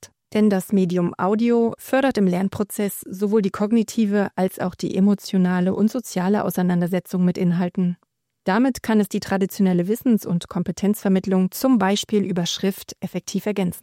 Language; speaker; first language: German; native; German